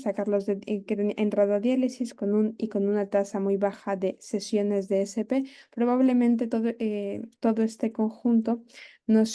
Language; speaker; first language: Spanish; native; Spanish